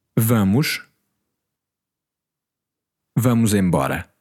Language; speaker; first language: Portuguese; non-native, learner; English